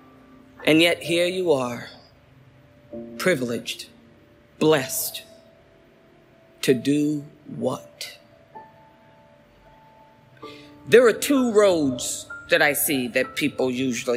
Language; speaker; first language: English; native; English